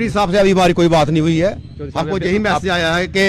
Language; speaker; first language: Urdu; non-native, local second language; Dogri